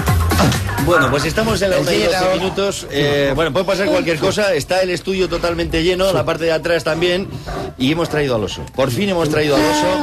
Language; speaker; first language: Spanish; native; Spanish